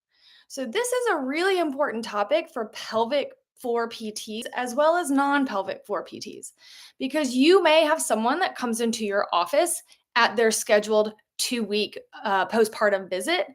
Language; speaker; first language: English; native; English